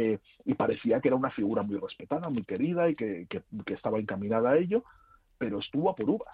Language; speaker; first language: Spanish; native; Spanish